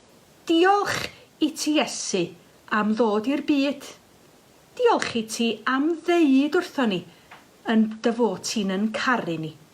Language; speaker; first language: Welsh; native; Welsh